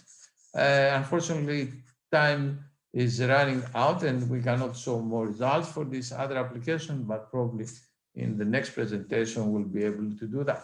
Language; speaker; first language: English; non-native, fluent; Greek